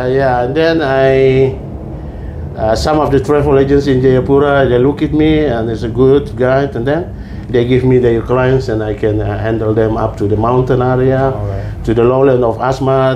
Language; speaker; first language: English; non-native, learner; Indonesian